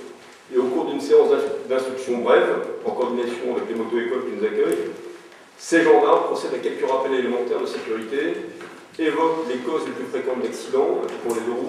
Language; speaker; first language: French; native; French